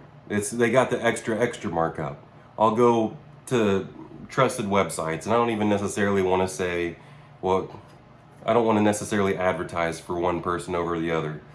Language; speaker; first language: English; native; English